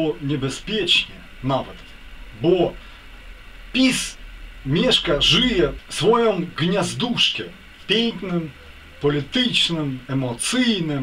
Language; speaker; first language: Polish; non-native, fluent; Ukrainian